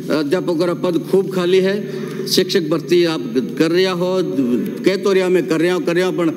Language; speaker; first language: Hindi; native; Hindi